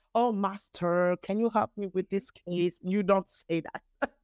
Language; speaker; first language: English; non-native, fluent; French